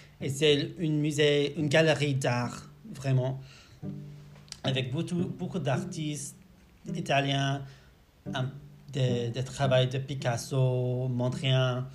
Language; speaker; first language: French; non-native, learner; English